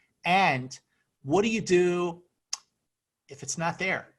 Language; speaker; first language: English; native; English